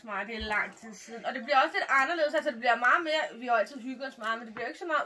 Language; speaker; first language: Danish; native; Danish